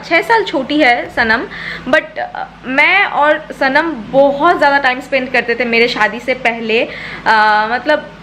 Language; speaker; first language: Hindi; non-native, local second language; Bangla